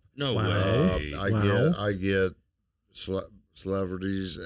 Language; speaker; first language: English; native; English